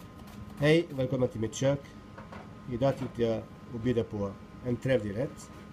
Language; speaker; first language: Swedish; non-native, learner; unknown